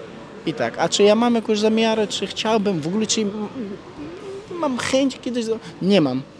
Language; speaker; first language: Polish; non-native, fluent; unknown